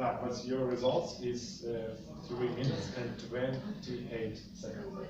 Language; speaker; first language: English; non-native, learner; Russian